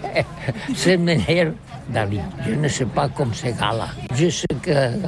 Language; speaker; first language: French; non-native, learner; Catalan